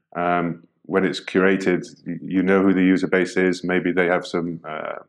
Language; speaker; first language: English; native; English